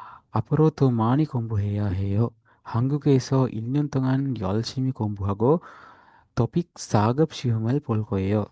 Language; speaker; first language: Korean; non-native, fluent; Sinhala